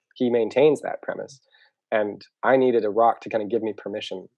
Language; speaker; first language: English; native; English